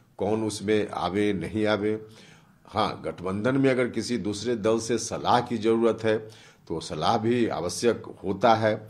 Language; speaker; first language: Hindi; native; Hindi